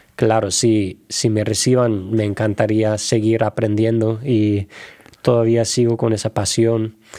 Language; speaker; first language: Spanish; non-native, fluent; English